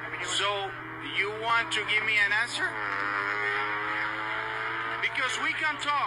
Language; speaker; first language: English; non-native, fluent; Spanish